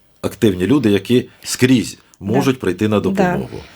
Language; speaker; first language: Ukrainian; native; Ukrainian